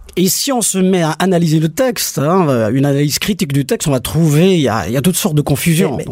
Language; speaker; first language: French; non-native, local second language; Kabyle